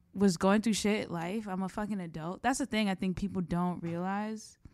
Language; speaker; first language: English; native; English